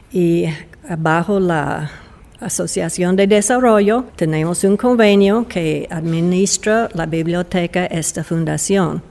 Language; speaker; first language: Spanish; non-native, fluent; English